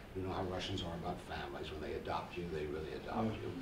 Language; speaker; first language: English; native; English